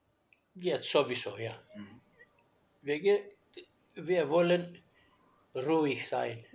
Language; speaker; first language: German; non-native, learner; Greek